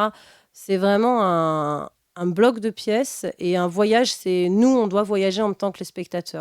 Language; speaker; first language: French; native; French